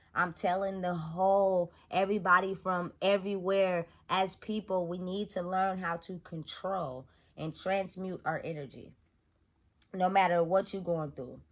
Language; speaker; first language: English; native; English